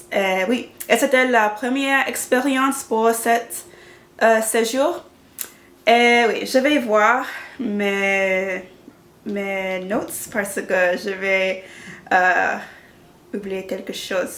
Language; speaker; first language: French; non-native, learner; English